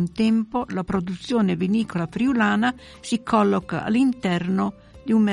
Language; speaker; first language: Italian; native; Italian